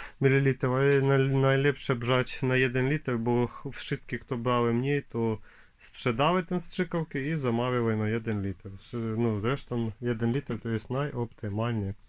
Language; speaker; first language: Polish; non-native, learner; Ukrainian